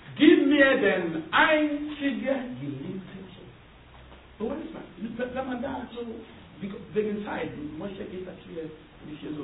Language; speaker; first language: German; non-native, learner; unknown